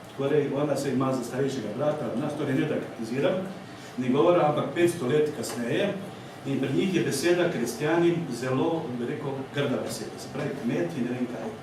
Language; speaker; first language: Slovenian; non-native, fluent; Ukrainian